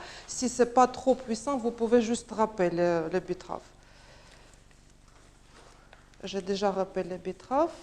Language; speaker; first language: French; non-native, learner; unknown